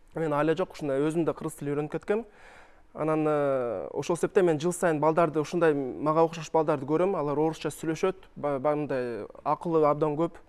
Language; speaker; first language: Kyrgyz; non-native, local second language; Russian